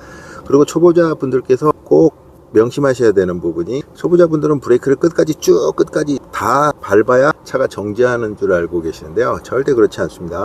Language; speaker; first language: Korean; native; Korean